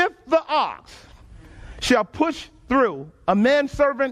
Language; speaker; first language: English; native; English